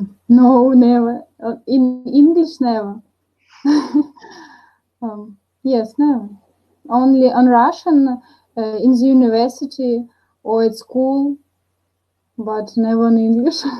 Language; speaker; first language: English; non-native, learner; Russian